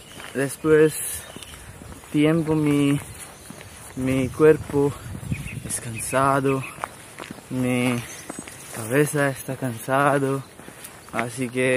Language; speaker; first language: Spanish; non-native, learner; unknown